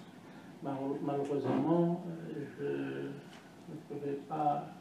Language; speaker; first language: French; non-native, learner; Arabic